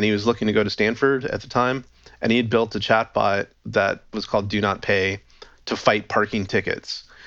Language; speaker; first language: English; native; English